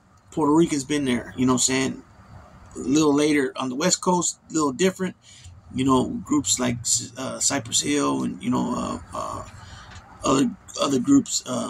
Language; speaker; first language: English; native; English